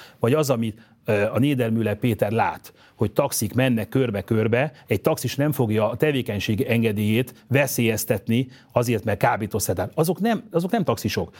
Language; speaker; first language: Hungarian; native; Hungarian